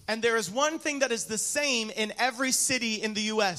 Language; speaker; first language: English; native; English